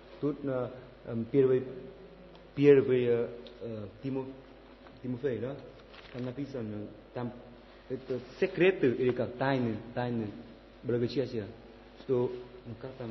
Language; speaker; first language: Russian; non-native, learner; Vietnamese